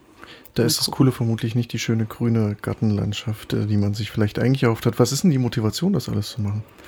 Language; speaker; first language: German; native; German